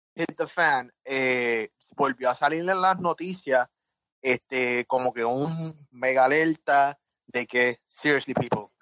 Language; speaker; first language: Spanish; native; Spanish